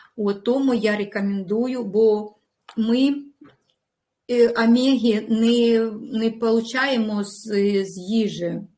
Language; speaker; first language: Ukrainian; non-native, local second language; Russian